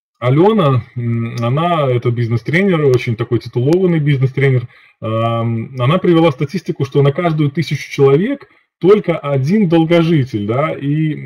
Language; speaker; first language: Russian; native; Russian